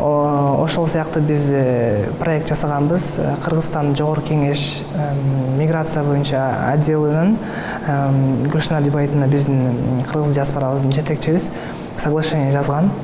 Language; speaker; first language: Kyrgyz; early bilingual, heritage; Kyrgyz